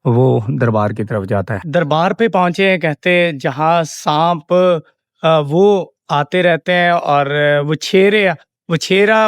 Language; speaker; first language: Urdu; non-native, local second language; Punjabi